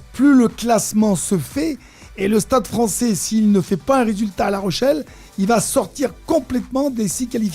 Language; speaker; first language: French; native; French